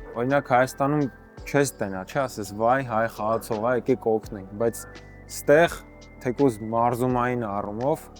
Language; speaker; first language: Armenian; native; Armenian